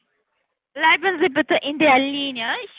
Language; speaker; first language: German; non-native, learner; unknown